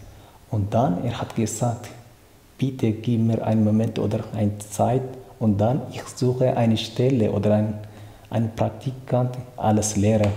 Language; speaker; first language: German; non-native, learner; Tigrinya